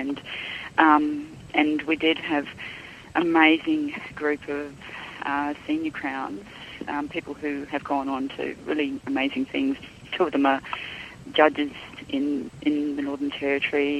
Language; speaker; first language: English; native; English